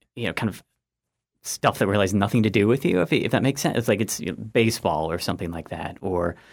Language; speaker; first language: English; native; English